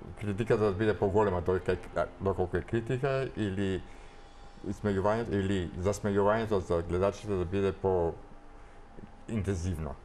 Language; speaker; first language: Macedonian; native; Macedonian